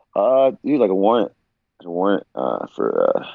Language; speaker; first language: English; native; English